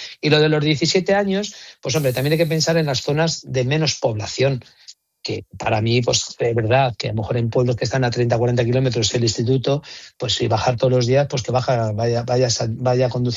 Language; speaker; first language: Spanish; native; Spanish